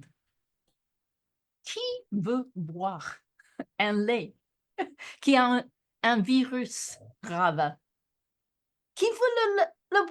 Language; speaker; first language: French; non-native, fluent; English